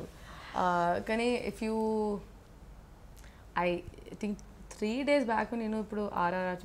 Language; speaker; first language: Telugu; non-native, learner; Malayalam